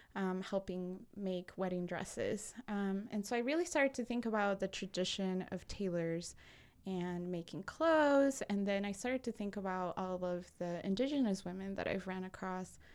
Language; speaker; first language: English; early bilingual, other home language; Spanish